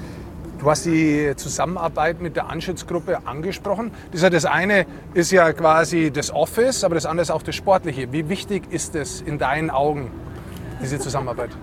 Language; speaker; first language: German; native; German